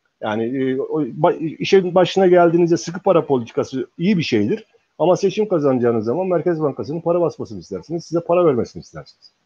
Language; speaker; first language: Turkish; native; Turkish